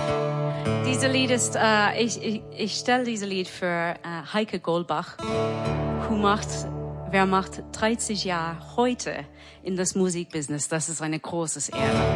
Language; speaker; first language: German; non-native, learner; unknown